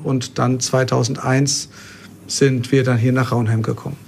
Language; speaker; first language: German; native; German